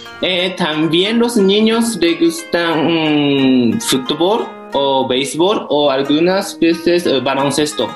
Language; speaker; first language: Spanish; non-native, fluent; Japanese